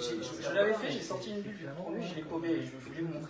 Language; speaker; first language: French; native; French